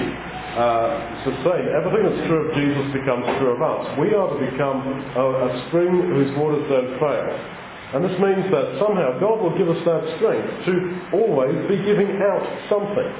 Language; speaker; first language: English; native; English